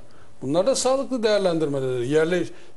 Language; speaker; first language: Turkish; native; Turkish